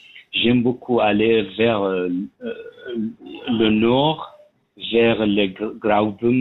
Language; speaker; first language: French; non-native, fluent; Persian